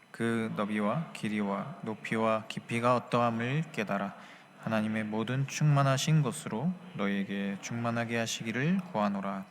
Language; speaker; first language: Korean; native; Korean